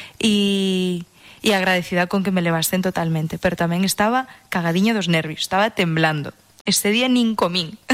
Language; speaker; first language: Galician; non-native, local second language; English